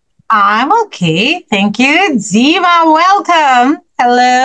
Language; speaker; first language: English; non-native, fluent; Russian